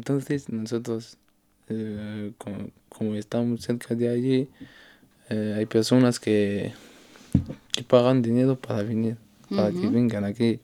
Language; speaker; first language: Spanish; non-native, learner; Arabic